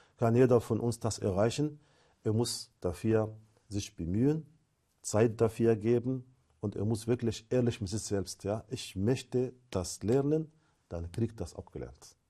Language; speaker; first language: German; non-native, fluent; Arabic